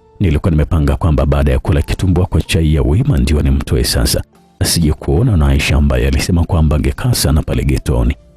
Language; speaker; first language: Swahili; native; Swahili